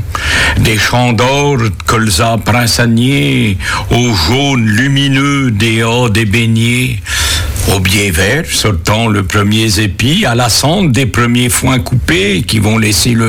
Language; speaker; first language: French; native; French